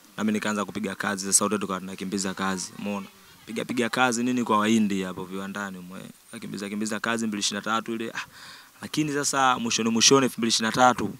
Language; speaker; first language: Swahili; native; Swahili